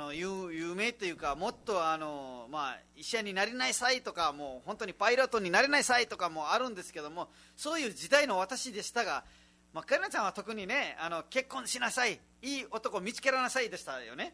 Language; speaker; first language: Japanese; non-native, fluent; Nepali